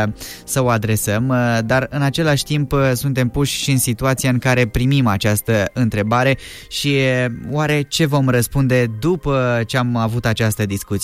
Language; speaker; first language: Romanian; native; Romanian